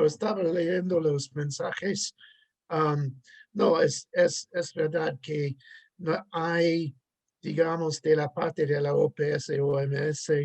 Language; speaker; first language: Spanish; non-native, fluent; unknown